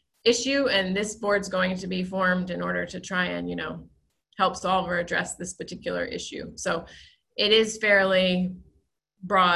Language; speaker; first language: English; native; English